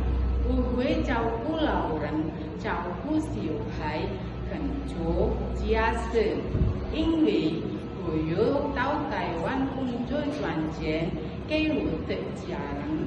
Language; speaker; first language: Chinese; non-native, learner; Indonesian